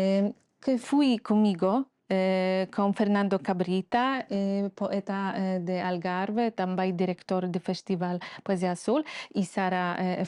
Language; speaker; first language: Portuguese; non-native, fluent; Polish